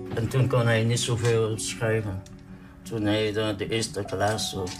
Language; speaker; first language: Dutch; non-native, learner; Vietnamese